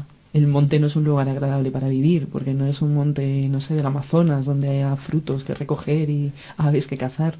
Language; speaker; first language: Spanish; native; Spanish